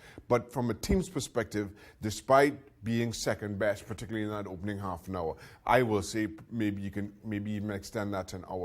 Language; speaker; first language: English; native; English